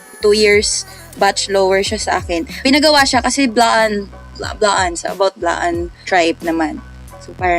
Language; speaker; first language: Filipino; non-native, local second language; Cebuano